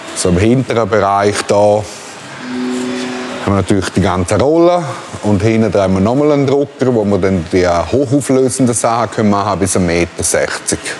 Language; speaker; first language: German; native; German